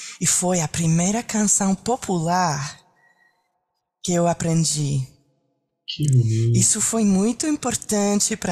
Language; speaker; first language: Portuguese; non-native, learner; French